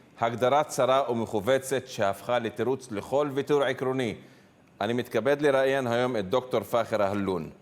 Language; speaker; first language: Hebrew; non-native, local second language; Arabic